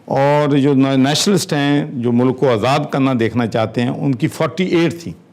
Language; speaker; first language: Urdu; non-native, local second language; Punjabi